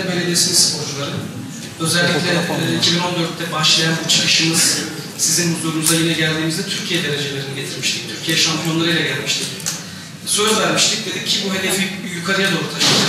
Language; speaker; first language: Turkish; native; Turkish